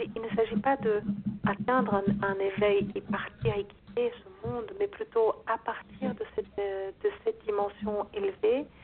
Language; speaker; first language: French; non-native, fluent; Portuguese